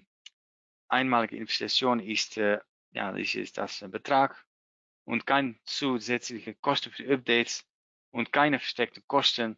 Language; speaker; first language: German; non-native, learner; Dutch